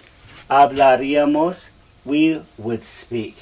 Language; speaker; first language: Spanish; non-native, learner; English